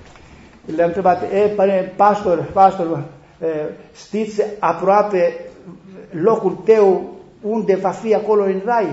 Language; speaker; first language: Romanian; non-native, learner; Greek